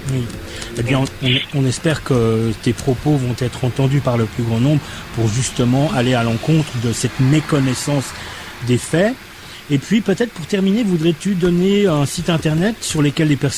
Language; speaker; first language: French; native; French